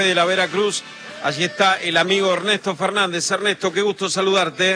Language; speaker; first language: Spanish; native; Spanish